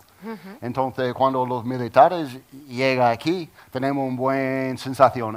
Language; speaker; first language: Spanish; non-native, learner; English